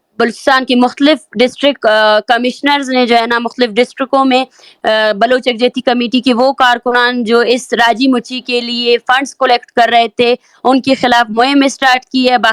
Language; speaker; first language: Urdu; non-native, local second language; Baluchi